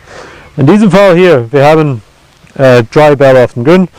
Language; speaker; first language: German; non-native, fluent; English